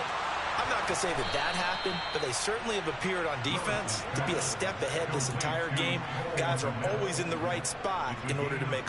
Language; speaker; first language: English; native; English